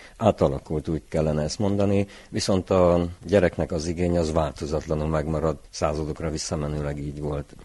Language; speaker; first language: Hungarian; native; Hungarian